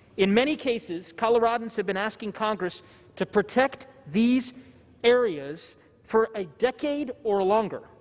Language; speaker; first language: English; early bilingual, other home language; Tigrinya